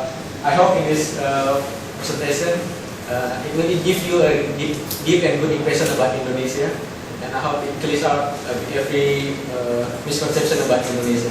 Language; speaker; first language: English; non-native, local second language; Indonesian